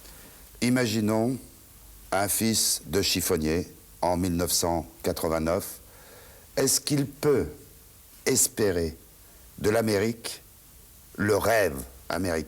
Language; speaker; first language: French; native; French